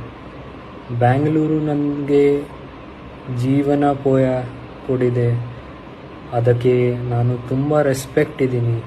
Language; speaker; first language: Kannada; non-native, learner; Hindi